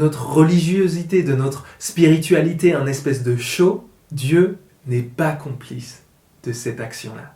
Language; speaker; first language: French; native; French